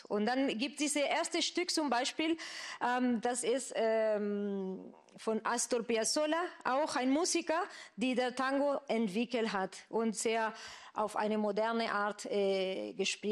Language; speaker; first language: German; non-native, fluent; Spanish